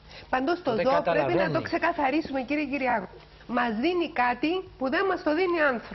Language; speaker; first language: Greek; native; Greek